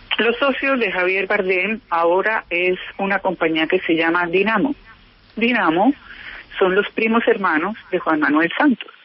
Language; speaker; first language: Spanish; native; Spanish